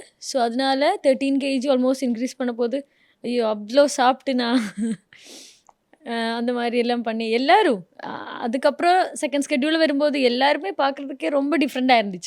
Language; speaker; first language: Tamil; non-native, fluent; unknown